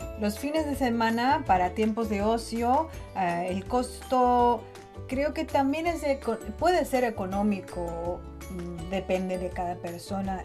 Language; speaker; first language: Spanish; non-native, fluent; Chinese